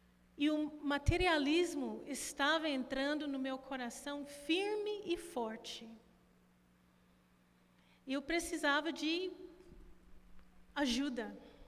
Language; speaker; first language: Portuguese; non-native, fluent; English